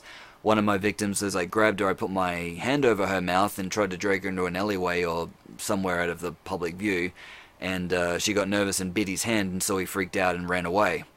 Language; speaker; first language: English; native; English